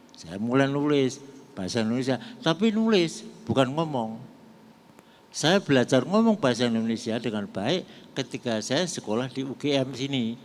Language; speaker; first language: Indonesian; non-native, local second language; Javanese